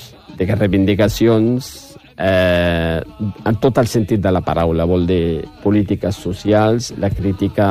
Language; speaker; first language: Catalan; non-native, fluent; Riffian